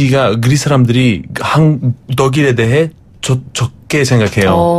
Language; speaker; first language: Korean; non-native, fluent; Greek